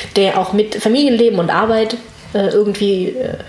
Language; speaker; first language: German; native; German